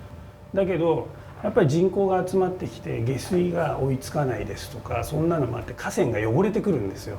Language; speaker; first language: Japanese; native; Japanese